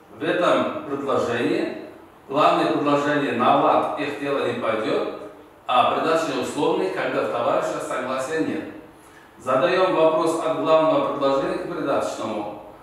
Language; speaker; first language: Russian; non-native, local second language; Uzbek